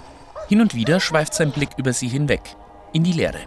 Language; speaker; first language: German; native; German